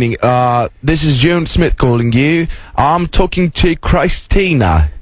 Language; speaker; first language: English; non-native, fluent; Lithuanian